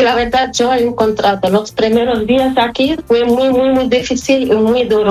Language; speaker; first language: Spanish; non-native, fluent; Arabic